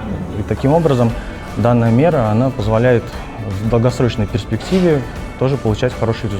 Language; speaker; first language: Russian; native; Russian